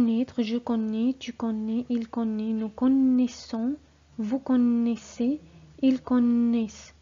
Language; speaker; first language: French; non-native, fluent; Arabic